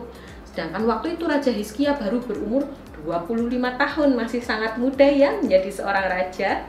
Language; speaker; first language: Indonesian; native; Indonesian